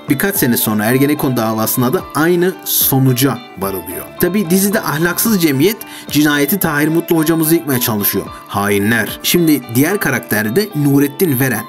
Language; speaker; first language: Turkish; native; Turkish